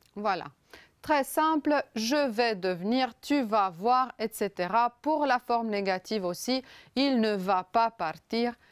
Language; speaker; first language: French; non-native, fluent; Romanian